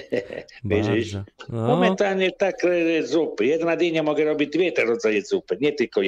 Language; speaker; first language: Polish; non-native, learner; Italian